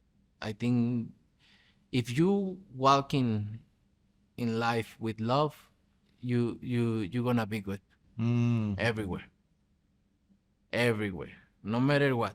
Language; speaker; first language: English; non-native, fluent; Spanish